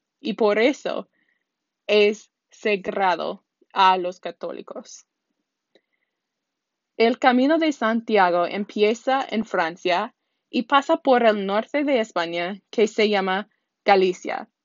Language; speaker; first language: Spanish; non-native, learner; English